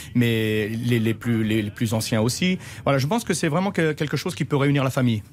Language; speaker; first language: French; native; French